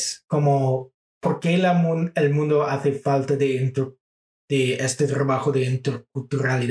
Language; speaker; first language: Spanish; non-native, fluent; English